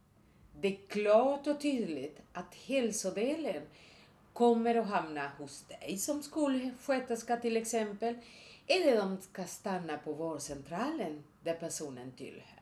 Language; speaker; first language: Swedish; non-native, fluent; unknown